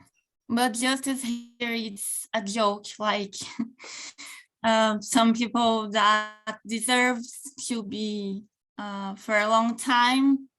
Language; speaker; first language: English; non-native, local second language; Portuguese